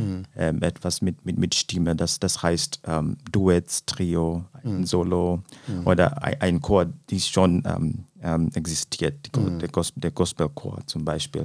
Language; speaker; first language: German; non-native, fluent; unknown